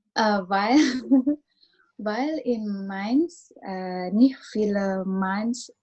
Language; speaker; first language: German; non-native, learner; Indonesian